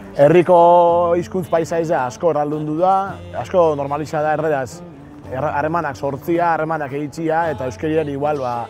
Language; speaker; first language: Basque; native; Basque